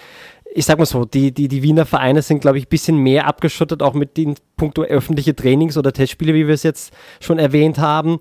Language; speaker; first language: German; native; German